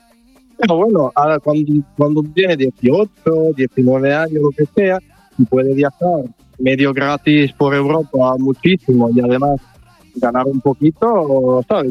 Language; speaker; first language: Spanish; non-native, fluent; Italian